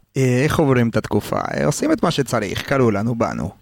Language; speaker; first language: Hebrew; early bilingual, other home language; Spanish